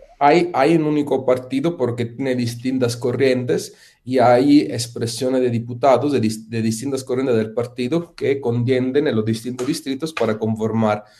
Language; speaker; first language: Spanish; non-native, fluent; Italian